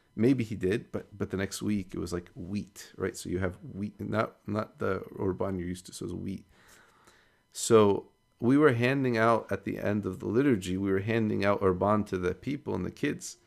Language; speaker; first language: English; native; English